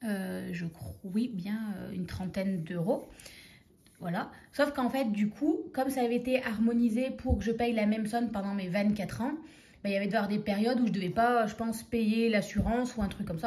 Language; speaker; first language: French; native; French